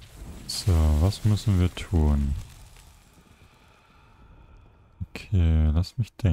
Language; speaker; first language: German; native; German